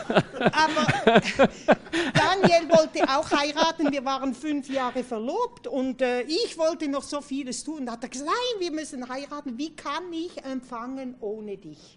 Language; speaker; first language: German; non-native, fluent; French